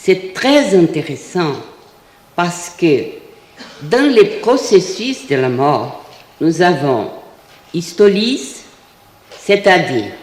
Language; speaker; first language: French; non-native, fluent; Portuguese